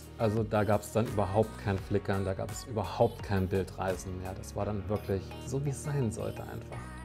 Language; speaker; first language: German; native; German